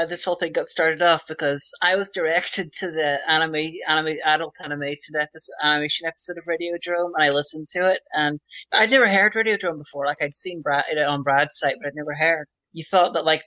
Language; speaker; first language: English; native; English